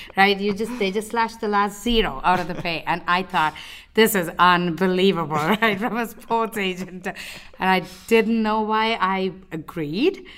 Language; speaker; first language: English; non-native, local second language; Tamil